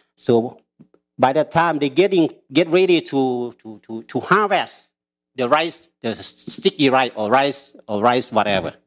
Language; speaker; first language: English; early bilingual, other home language; Lao